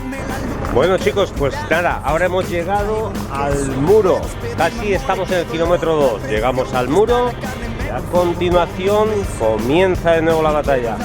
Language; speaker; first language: Spanish; native; Spanish